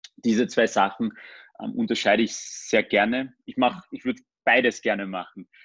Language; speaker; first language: German; early bilingual, other home language; Armenian